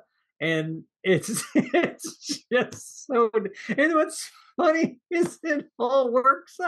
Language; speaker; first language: English; native; English